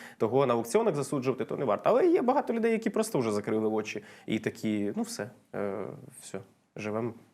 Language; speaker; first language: Ukrainian; non-native, local second language; Russian